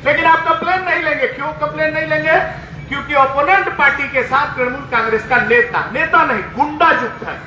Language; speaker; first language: Hindi; non-native, local second language; Bangla